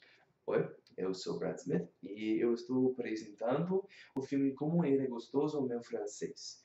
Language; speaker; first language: Portuguese; non-native, learner; English